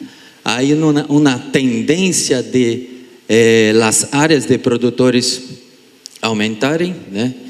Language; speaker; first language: Spanish; non-native, learner; Portuguese